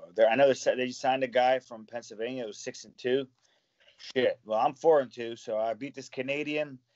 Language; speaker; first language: English; native; English